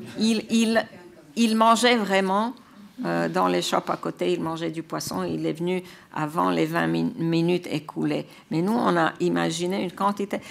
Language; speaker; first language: French; non-native, fluent; Croatian